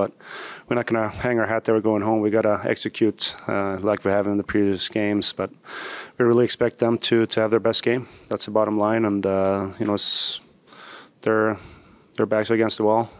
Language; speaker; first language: English; non-native, fluent; Swedish